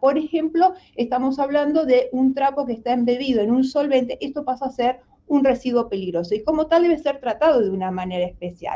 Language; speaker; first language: Spanish; native; Spanish